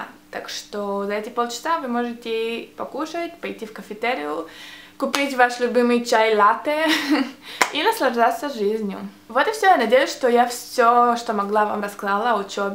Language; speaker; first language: Russian; early bilingual, heritage; Russian